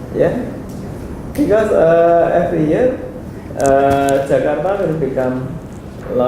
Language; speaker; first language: English; non-native, learner; Indonesian